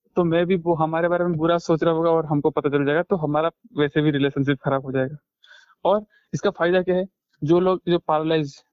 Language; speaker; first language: Hindi; native; Hindi